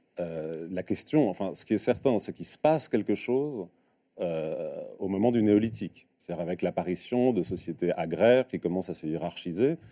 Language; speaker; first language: French; native; French